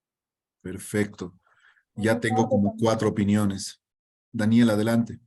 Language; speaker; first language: Spanish; native; Spanish